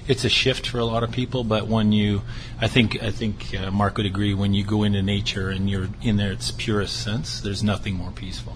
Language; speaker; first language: English; native; English